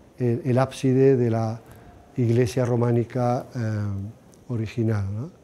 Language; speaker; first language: Spanish; native; Spanish